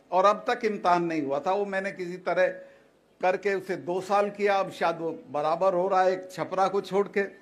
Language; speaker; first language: Hindi; native; Hindi